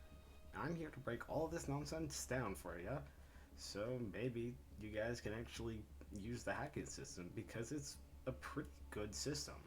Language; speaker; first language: English; native; English